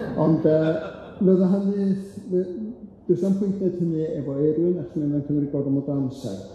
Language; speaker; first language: Welsh; native; Welsh